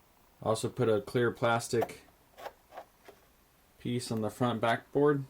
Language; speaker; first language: English; native; English